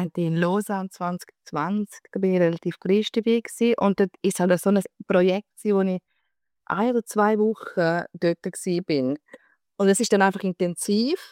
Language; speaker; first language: German; native; German